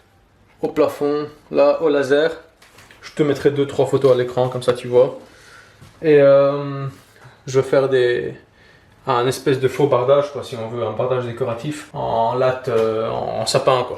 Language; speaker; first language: French; native; French